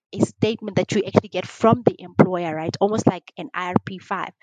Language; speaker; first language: English; non-native, local second language; Xhosa